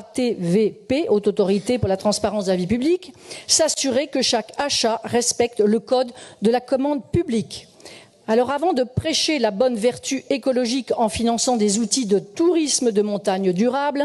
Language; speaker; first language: French; native; French